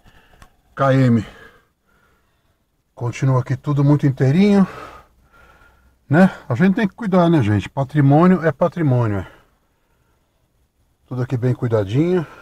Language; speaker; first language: Portuguese; native; Portuguese